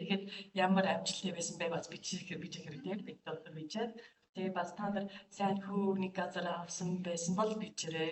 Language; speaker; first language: Mongolian; non-native, fluent; English